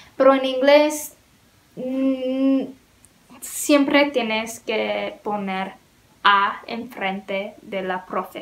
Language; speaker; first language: Spanish; non-native, learner; English